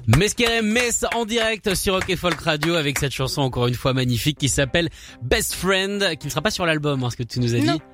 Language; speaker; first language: French; native; French